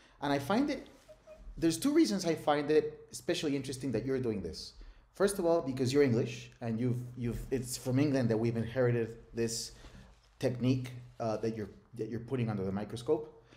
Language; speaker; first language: English; non-native, fluent; Spanish